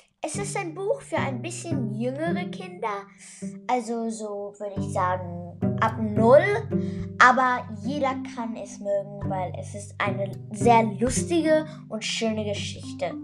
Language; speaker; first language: German; non-native, fluent; English